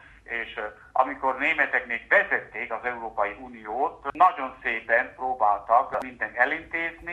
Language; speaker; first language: Hungarian; early bilingual, heritage; Hungarian